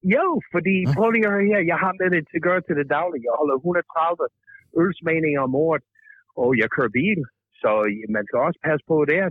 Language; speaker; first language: Danish; non-native, fluent; English